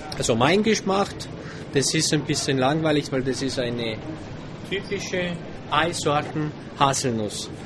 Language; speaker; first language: German; non-native, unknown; Italian